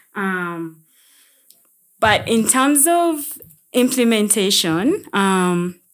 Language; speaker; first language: English; non-native, local second language; Ganda